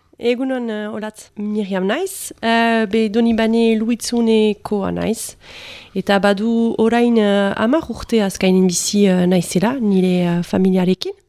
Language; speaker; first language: Basque; non-native, local second language; French